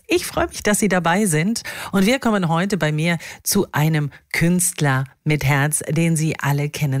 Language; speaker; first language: German; native; German